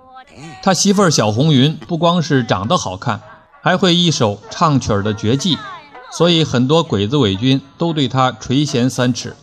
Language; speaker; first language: Chinese; native; Chinese